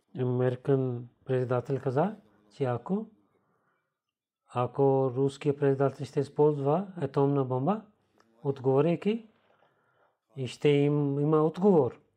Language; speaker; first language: Bulgarian; non-native, learner; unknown